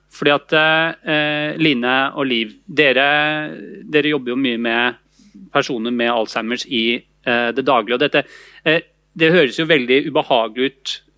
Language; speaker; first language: Norwegian; native; Norwegian